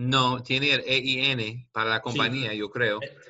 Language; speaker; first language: Spanish; non-native, learner; English